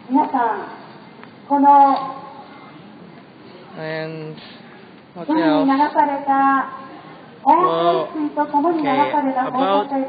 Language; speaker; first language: English; non-native, learner; Japanese